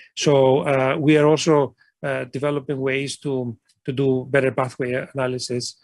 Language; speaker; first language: English; non-native, fluent; Greek